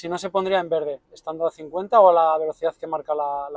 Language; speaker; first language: Spanish; native; Spanish